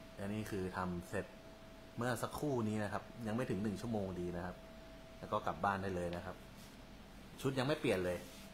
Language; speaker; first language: Thai; native; Thai